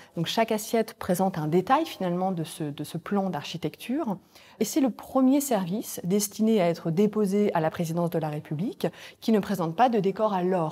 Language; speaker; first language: French; native; French